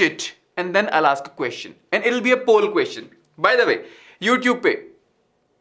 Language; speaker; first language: English; non-native, local second language; Hindi